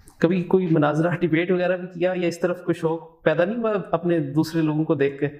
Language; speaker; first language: Urdu; native; Urdu